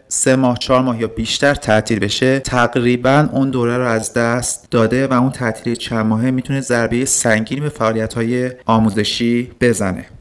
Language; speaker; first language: Persian; native; Persian